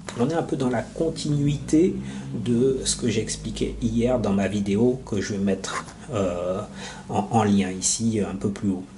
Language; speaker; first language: French; native; French